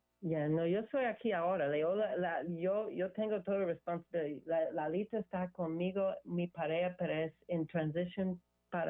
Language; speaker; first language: Spanish; non-native, learner; English